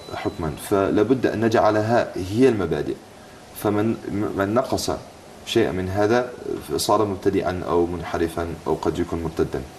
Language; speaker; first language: Arabic; non-native, fluent; English